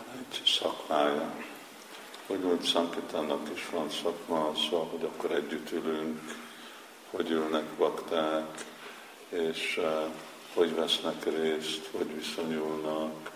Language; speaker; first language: Hungarian; non-native, fluent; English